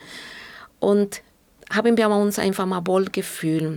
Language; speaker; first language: German; non-native, fluent; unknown